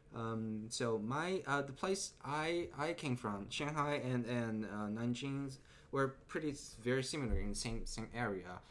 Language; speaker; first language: English; non-native, fluent; Chinese